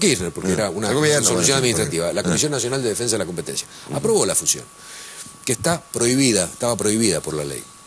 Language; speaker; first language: Spanish; native; Spanish